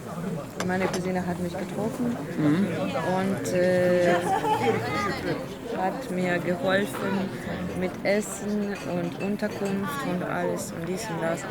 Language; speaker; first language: German; non-native, learner; Ukrainian